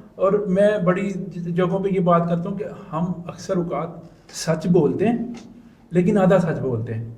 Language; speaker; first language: Urdu; native; Urdu